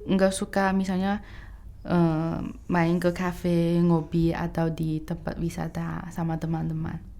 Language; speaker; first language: Indonesian; non-native, fluent; Chinese